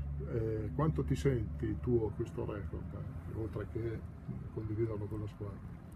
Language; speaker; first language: Italian; native; Italian